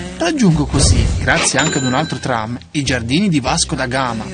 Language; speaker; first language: Italian; native; Italian